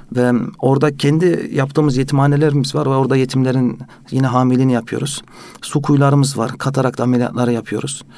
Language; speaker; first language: Turkish; early bilingual, heritage; Turkish